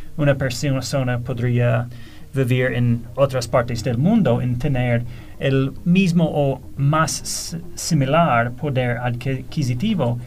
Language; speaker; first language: Spanish; non-native, fluent; English